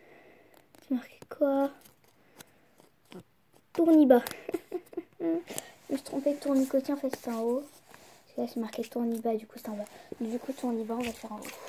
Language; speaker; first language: French; native; French